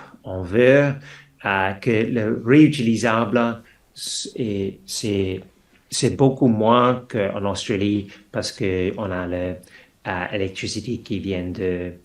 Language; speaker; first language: French; non-native, fluent; English